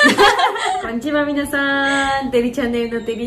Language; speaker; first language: Japanese; non-native, fluent; Georgian